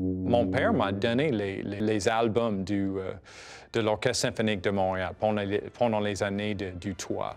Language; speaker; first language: French; non-native, fluent; English